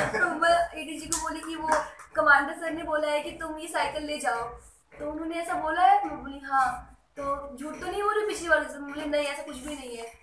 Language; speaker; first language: Hindi; native; Hindi